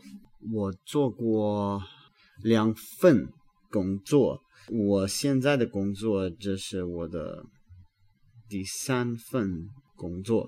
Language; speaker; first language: Chinese; non-native, learner; English